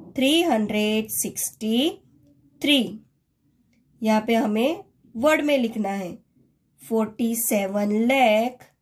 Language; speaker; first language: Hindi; non-native, local second language; Gujarati